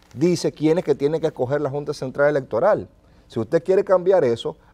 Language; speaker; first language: Spanish; native; Spanish